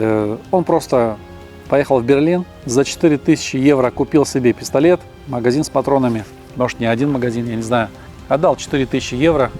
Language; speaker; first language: Russian; native; Russian